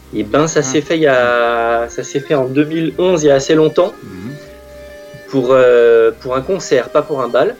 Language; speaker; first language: French; native; French